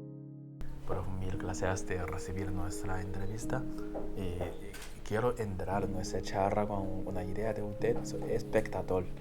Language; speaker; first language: Spanish; non-native, fluent; Chinese